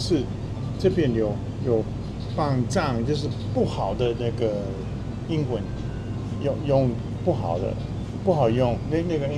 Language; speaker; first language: Chinese; non-native, fluent; English